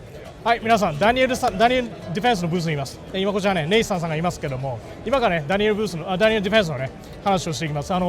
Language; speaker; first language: Japanese; native; Japanese